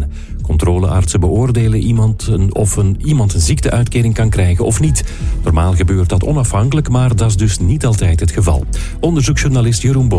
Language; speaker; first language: Dutch; native; Dutch